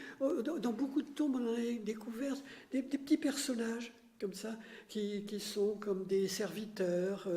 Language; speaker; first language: French; native; French